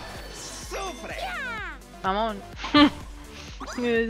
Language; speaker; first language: Spanish; native; Spanish